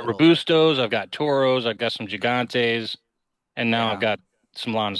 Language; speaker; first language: English; native; English